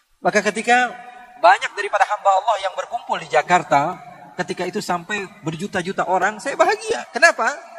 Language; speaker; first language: Indonesian; native; Indonesian